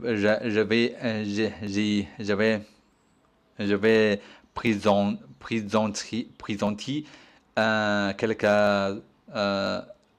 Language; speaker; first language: French; non-native, learner; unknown